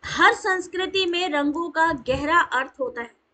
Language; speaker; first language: Hindi; native; Hindi